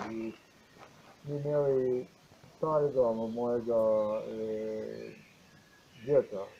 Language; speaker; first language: Polish; non-native, learner; Croatian